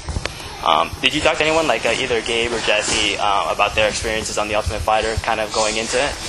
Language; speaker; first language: English; native; English